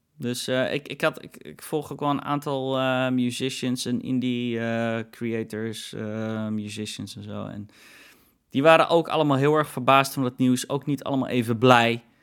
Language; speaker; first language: Dutch; native; Dutch